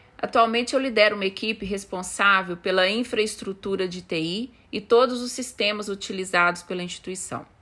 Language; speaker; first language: Portuguese; native; Portuguese